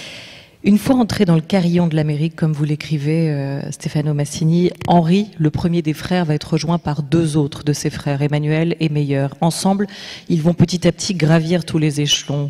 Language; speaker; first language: French; native; French